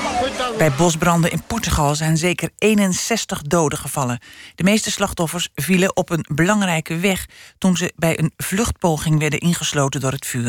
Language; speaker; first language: Dutch; native; Dutch